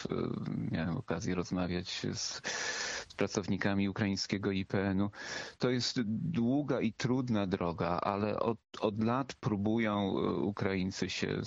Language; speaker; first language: Polish; native; Polish